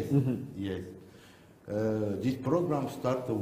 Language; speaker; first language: English; non-native, learner; Turkish